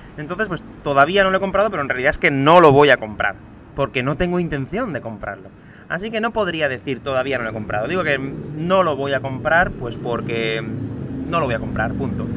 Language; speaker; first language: Spanish; native; Spanish